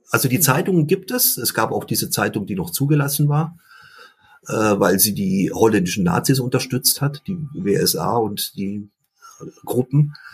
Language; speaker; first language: German; early bilingual, other home language; Dutch